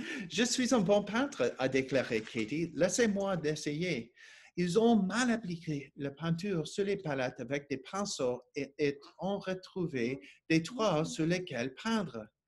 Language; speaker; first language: French; non-native, learner; English